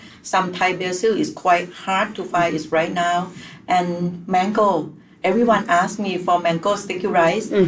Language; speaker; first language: English; non-native, learner; Thai